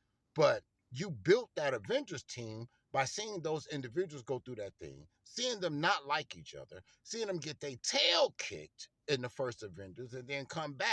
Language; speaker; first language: English; native; English